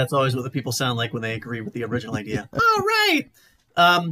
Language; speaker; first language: English; native; English